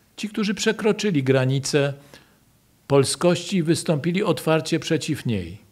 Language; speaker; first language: Polish; native; Polish